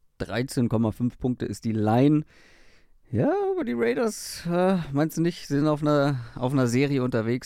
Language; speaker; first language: German; native; German